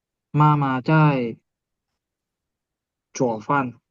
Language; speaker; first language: Chinese; non-native, learner; Indonesian